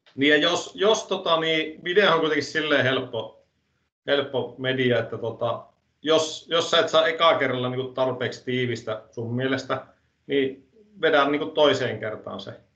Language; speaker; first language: Finnish; native; Finnish